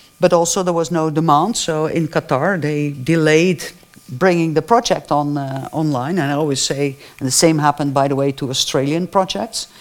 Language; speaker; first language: English; non-native, fluent; Dutch